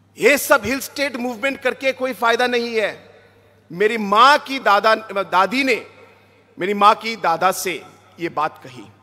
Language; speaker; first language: Hindi; non-native, local second language; Garo